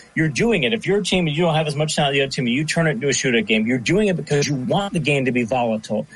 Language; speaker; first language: English; native; English